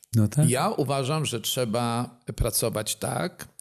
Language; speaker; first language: Polish; native; Polish